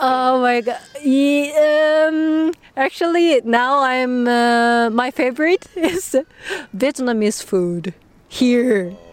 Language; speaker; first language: English; non-native, learner; Japanese